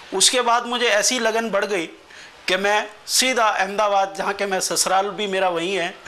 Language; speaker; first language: Hindi; non-native, local second language; Sindhi